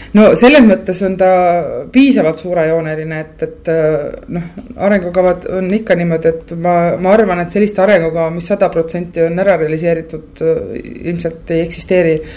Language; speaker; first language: Estonian; native; Estonian